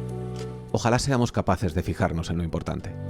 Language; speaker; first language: Spanish; native; Spanish